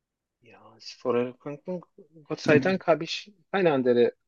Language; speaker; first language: German; non-native, learner; Turkish